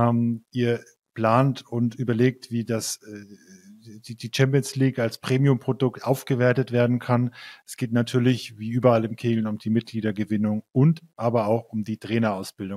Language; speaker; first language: German; native; German